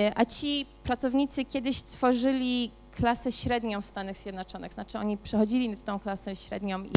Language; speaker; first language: Polish; early bilingual, other home language; English